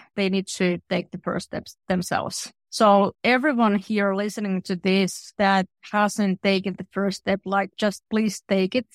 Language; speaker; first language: English; non-native, fluent; Finnish